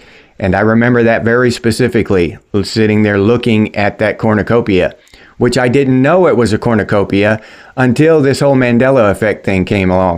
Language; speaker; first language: English; native; English